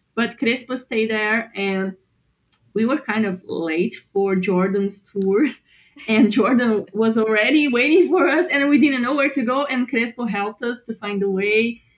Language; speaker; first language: English; non-native, fluent; Portuguese